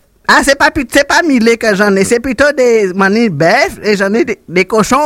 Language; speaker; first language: French; native; French